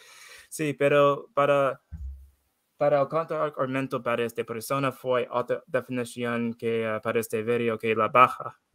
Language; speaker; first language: Spanish; non-native, learner; English